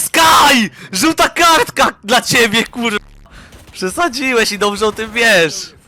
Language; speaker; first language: Polish; native; Polish